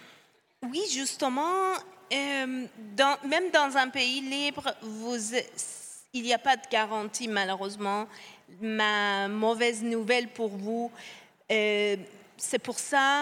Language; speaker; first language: French; non-native, fluent; Persian